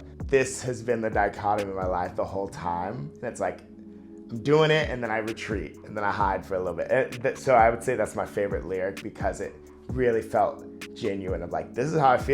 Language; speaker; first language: English; native; English